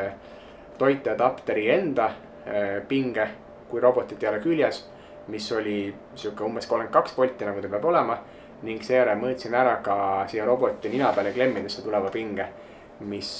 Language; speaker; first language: Estonian; native; Estonian